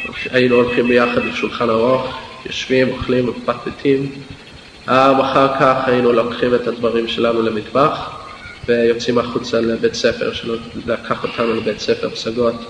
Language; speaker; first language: Hebrew; non-native, fluent; English